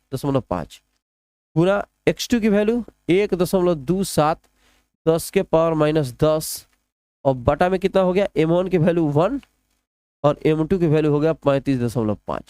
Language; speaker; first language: Hindi; non-native, local second language; Bhojpuri